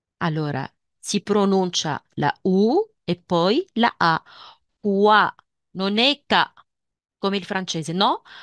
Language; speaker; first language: Italian; non-native, fluent; Arabic